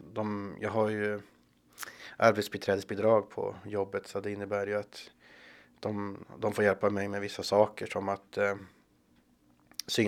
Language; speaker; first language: Swedish; native; Swedish